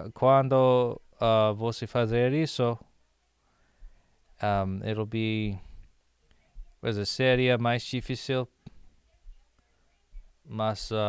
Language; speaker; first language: Portuguese; non-native, learner; English